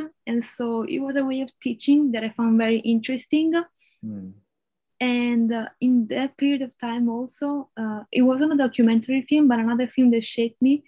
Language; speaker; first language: English; non-native, fluent; Italian